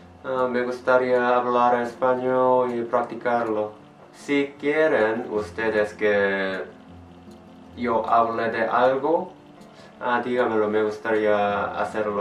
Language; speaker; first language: Spanish; non-native, learner; Korean